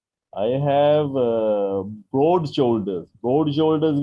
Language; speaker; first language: English; non-native, local second language; Sinhala